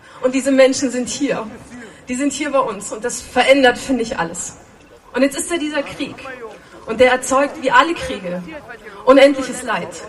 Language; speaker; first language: German; native; German